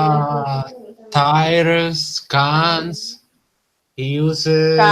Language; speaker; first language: English; non-native, learner; Spanish